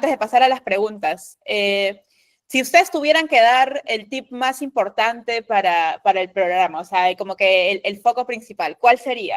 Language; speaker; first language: Spanish; native; Spanish